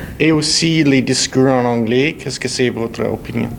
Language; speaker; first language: French; non-native, learner; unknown